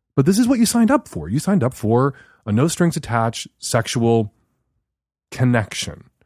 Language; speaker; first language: English; native; English